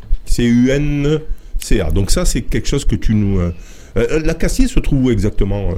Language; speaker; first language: French; native; French